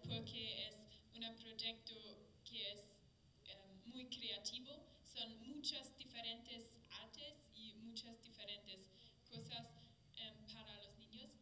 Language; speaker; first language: Spanish; non-native, learner; German